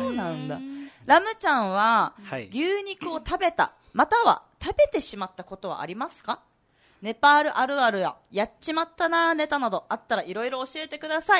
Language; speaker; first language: Japanese; native; Japanese